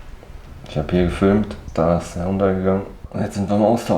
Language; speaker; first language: German; native; German